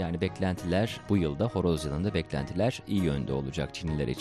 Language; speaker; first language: Turkish; native; Turkish